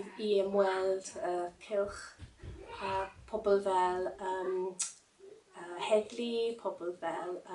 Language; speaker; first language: Welsh; non-native, learner; English